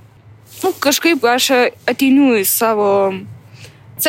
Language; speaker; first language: Lithuanian; non-native, local second language; Russian